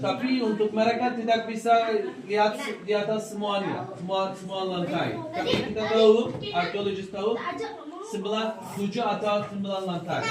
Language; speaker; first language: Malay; non-native, learner; Turkish